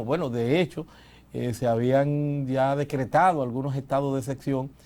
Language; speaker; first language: Spanish; native; Spanish